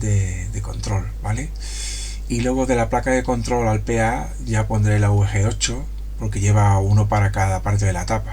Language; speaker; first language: Spanish; native; Spanish